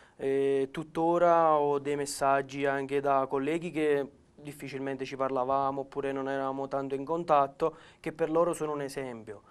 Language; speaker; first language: Italian; native; Italian